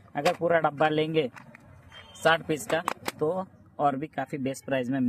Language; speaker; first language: Hindi; non-native, local second language; Marathi